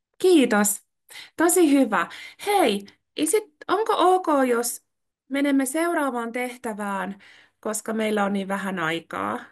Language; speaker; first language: Finnish; native; Finnish